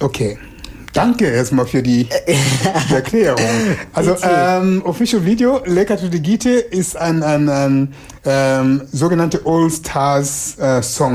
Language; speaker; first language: German; non-native, fluent; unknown